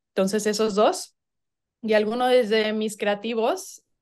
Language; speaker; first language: Spanish; native; Spanish